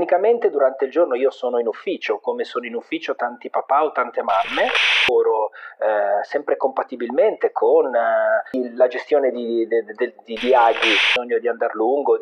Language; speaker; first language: Italian; native; Italian